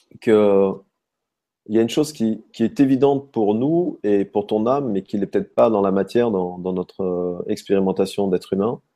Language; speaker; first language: French; native; French